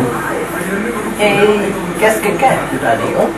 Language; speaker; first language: French; non-native, learner; Dutch